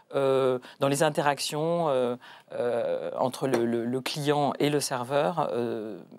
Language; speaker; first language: French; native; French